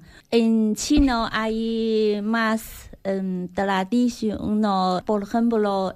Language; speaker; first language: Spanish; non-native, learner; Chinese